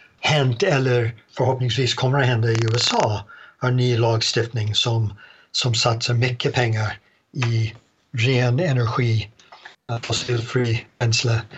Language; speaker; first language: Swedish; non-native, fluent; English